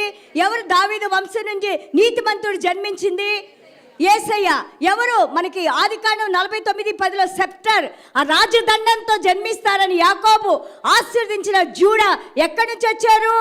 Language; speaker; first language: Telugu; native; Telugu